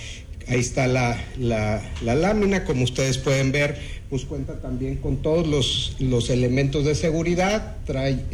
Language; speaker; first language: Spanish; native; Spanish